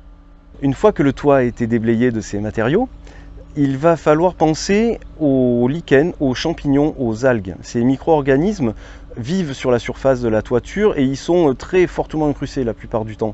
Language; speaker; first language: French; native; French